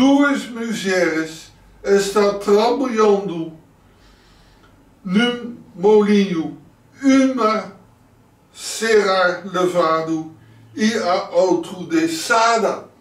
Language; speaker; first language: Portuguese; non-native, learner; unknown